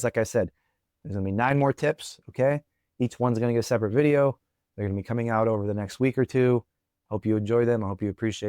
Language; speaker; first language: English; native; English